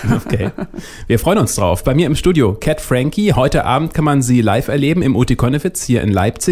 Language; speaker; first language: German; native; German